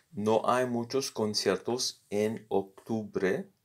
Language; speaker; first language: Spanish; non-native, learner; Morisyen